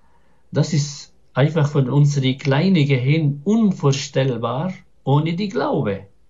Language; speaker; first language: German; non-native, fluent; Arabic